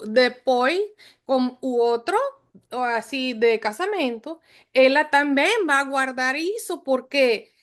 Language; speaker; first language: Spanish; non-native, fluent; English